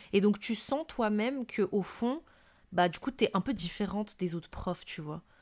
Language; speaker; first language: French; non-native, local second language; Malagasy